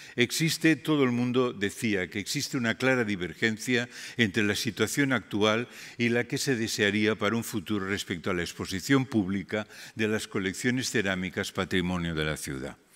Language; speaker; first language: Spanish; non-native, local second language; Catalan